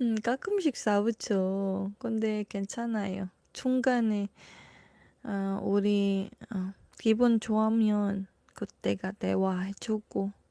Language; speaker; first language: Korean; non-native, learner; Filipino